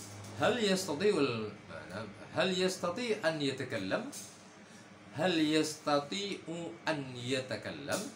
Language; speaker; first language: Arabic; non-native, fluent; Indonesian